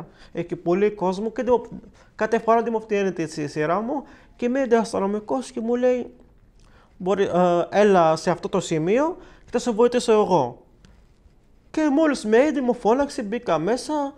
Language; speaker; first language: Greek; non-native, learner; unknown